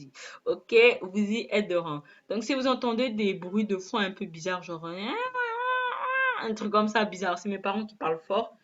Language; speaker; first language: French; native; French